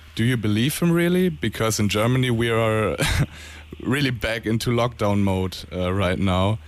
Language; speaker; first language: English; non-native, fluent; German